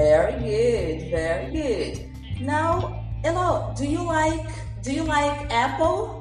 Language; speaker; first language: English; non-native, fluent; Portuguese